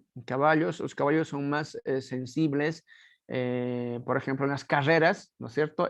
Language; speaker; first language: Spanish; native; Spanish